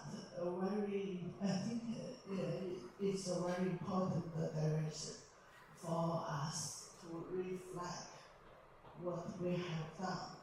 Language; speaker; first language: English; non-native, learner; Chinese